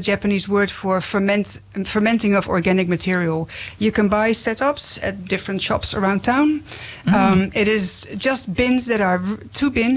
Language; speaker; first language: English; non-native, fluent; Dutch